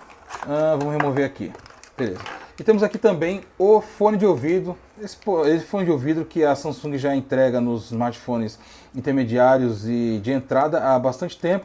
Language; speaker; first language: Portuguese; native; Portuguese